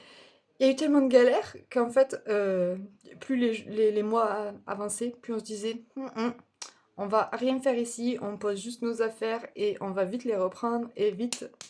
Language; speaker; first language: French; native; French